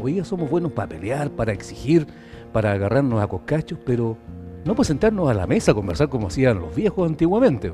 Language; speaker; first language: Spanish; native; Spanish